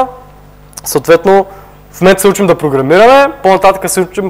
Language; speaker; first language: Bulgarian; native; Bulgarian